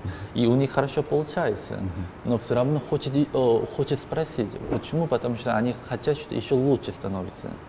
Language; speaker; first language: Russian; non-native, learner; Korean